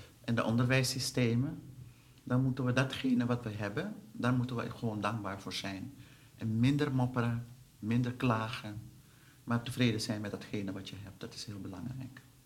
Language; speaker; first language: Dutch; non-native, local second language; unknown